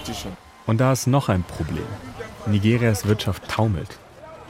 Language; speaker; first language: German; native; German